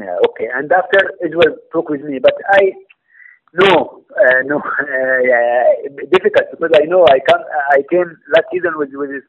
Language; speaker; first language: English; non-native, learner; Arabic